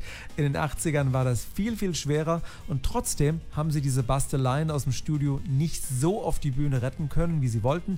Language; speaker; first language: German; native; German